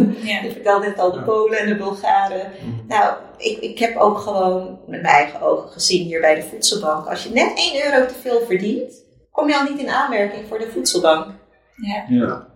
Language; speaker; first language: Dutch; native; Dutch